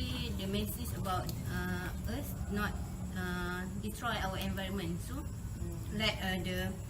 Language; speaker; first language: English; non-native, local second language; Malay